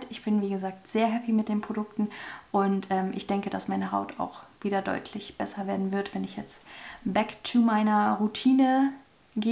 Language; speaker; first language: German; native; German